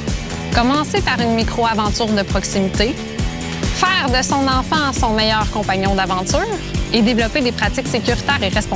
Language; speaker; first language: French; native; French